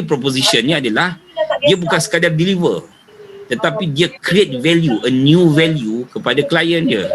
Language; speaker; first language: Malay; native; Malay